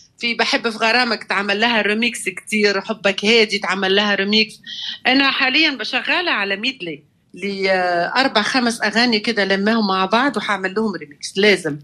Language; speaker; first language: Arabic; native; Arabic